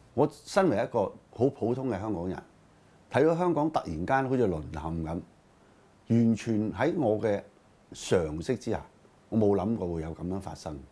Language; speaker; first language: Cantonese; native; Cantonese